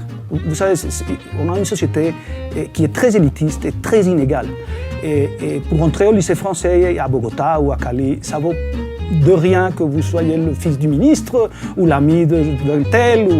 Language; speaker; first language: French; non-native, fluent; Spanish